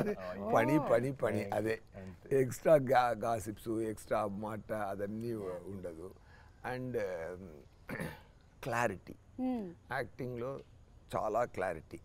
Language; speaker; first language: Telugu; non-native, learner; Tamil